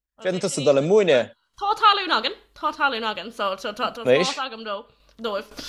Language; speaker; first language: Irish; non-native, local second language; English